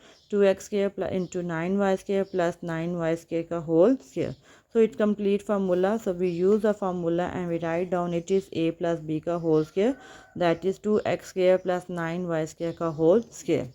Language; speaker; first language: English; non-native, local second language; Urdu